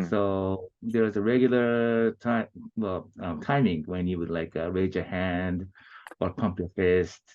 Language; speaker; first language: English; early bilingual, other home language; Japanese